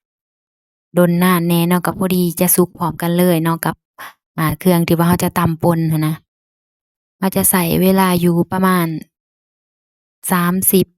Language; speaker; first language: Thai; non-native, local second language; Lao